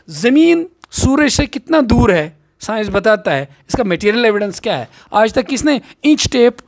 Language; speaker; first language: Urdu; non-native, local second language; Kashmiri